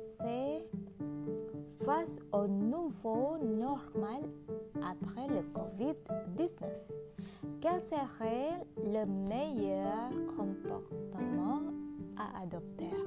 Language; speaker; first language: French; non-native, learner; Indonesian